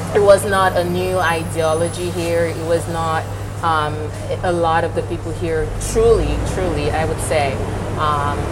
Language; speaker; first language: English; non-native, local second language; Yoruba